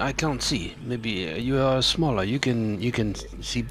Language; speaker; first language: English; non-native, fluent; French